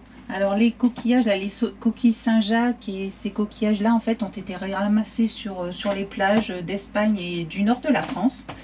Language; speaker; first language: French; native; French